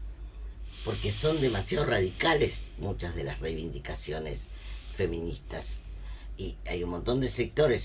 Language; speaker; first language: Spanish; native; Spanish